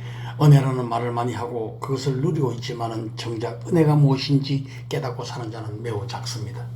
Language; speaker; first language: Korean; native; Korean